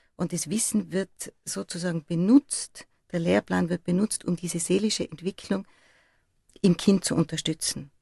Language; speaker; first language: German; native; German